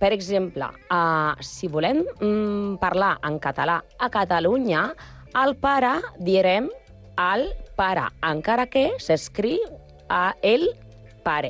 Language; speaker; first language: Catalan; non-native, learner; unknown